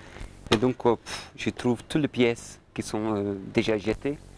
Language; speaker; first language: French; non-native, learner; English